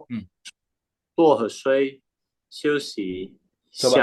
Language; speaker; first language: Chinese; non-native, learner; Indonesian